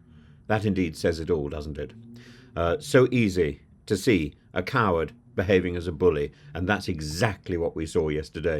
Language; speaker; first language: English; native; English